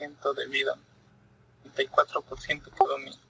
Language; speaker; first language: Spanish; native; Spanish